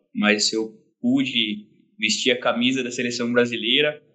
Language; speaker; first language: Portuguese; native; Portuguese